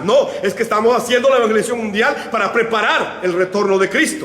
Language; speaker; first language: Spanish; native; Spanish